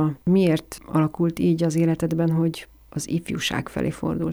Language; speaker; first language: Hungarian; native; Hungarian